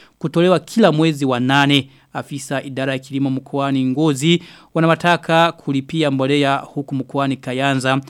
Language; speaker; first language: Swahili; non-native, local second language; Rundi